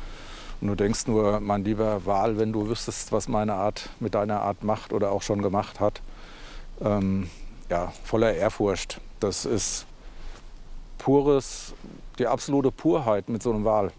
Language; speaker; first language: German; native; German